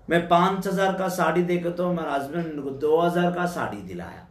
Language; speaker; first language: Hindi; non-native, local second language; Telugu